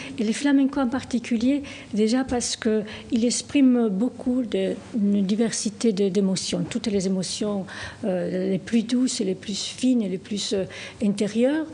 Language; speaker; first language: French; non-native, fluent; Spanish